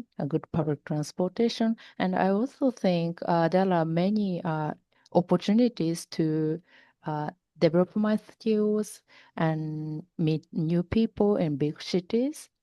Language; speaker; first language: English; non-native, fluent; Japanese